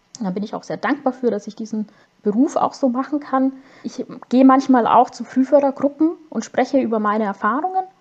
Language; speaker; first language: German; native; German